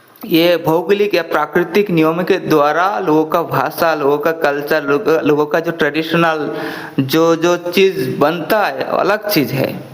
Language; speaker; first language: Hindi; non-native, local second language; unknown